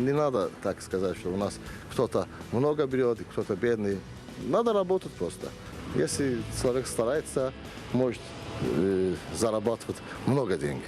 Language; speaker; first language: Russian; non-native, fluent; Azerbaijani